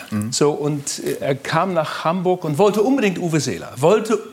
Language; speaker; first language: German; native; German